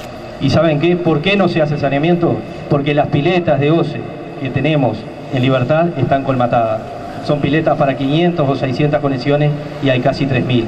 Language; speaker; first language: Spanish; native; Spanish